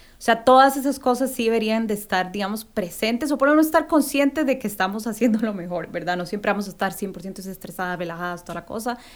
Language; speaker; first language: Spanish; native; Spanish